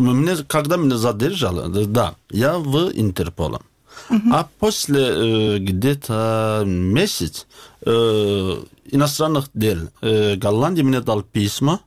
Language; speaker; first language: Russian; non-native, learner; Azerbaijani